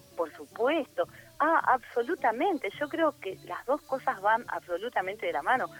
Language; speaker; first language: Spanish; native; Spanish